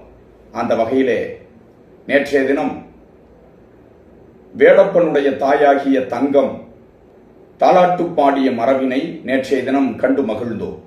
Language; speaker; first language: Tamil; native; Tamil